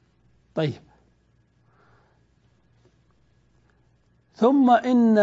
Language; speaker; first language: Arabic; native; Arabic